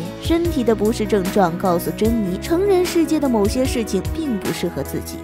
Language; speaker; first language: Chinese; native; Chinese